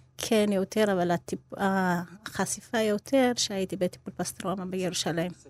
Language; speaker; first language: Hebrew; non-native, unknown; Amharic